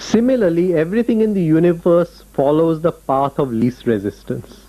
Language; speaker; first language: English; non-native, local second language; Gujarati